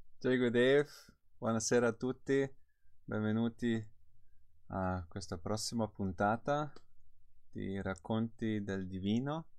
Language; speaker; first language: Italian; non-native, fluent; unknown